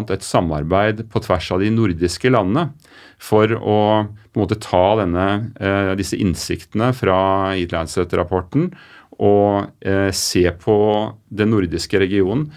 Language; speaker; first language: Norwegian; native; Norwegian